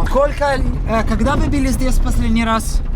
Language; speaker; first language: Russian; non-native, learner; Italian